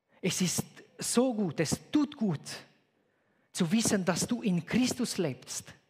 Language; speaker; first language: German; non-native, fluent; Romanian